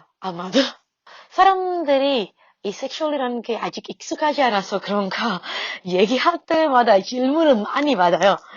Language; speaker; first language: Korean; non-native, fluent; Indonesian